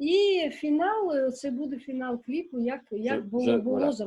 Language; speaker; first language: Ukrainian; non-native, local second language; Russian